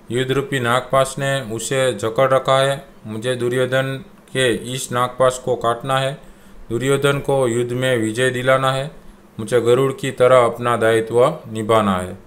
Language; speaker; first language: Hindi; non-native, local second language; Gujarati